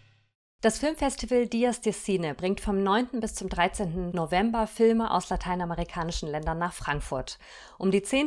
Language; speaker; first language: German; native; German